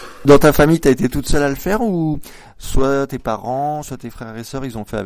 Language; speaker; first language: French; native; French